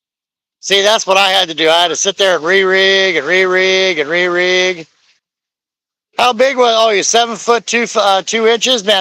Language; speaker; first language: English; native; English